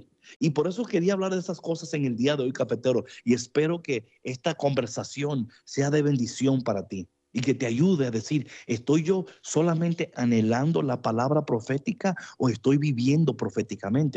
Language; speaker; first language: Spanish; native; Spanish